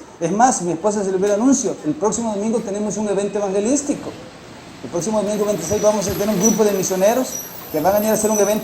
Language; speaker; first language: Spanish; native; Spanish